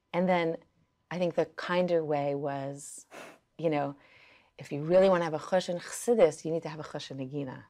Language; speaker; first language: English; early bilingual, other home language; Yiddish